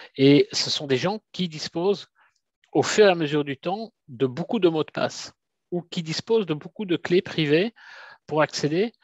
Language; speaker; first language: French; native; French